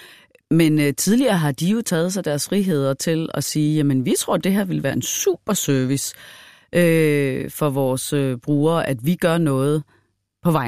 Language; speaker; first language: Danish; native; Danish